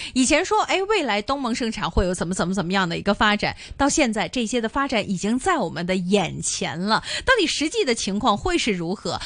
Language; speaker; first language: Chinese; non-native, local second language; Cantonese